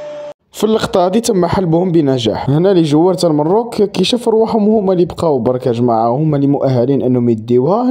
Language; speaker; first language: Arabic; native; Arabic